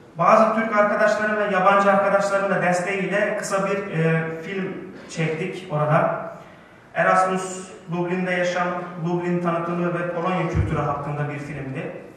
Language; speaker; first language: Turkish; native; Turkish